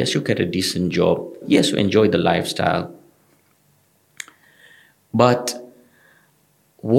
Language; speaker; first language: English; non-native, local second language; Gujarati